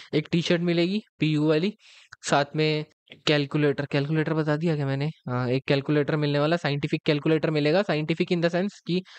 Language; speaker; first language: Hindi; native; Hindi